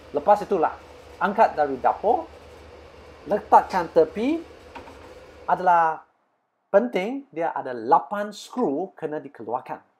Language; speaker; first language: Malay; non-native, local second language; Chinese